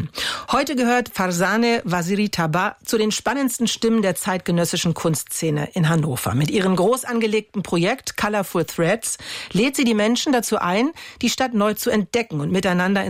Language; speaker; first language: German; native; German